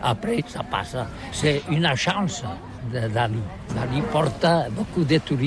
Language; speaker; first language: French; non-native, learner; Catalan